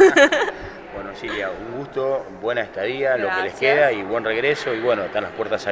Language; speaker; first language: Spanish; native; Spanish